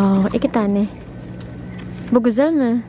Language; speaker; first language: Turkish; non-native, learner; Filipino